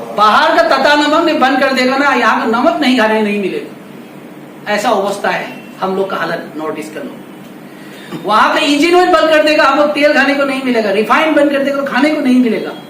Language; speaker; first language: Hindi; non-native, local second language; Bangla